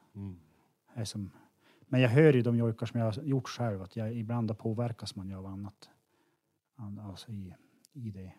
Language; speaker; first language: Swedish; native; Swedish